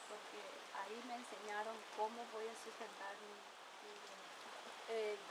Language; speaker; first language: Spanish; non-native, local second language; Guarani